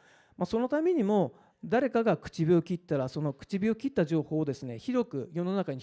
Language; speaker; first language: Japanese; native; Japanese